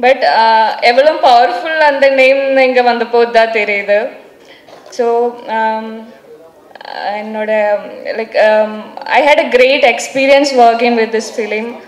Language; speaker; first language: Tamil; non-native, learner; Malayalam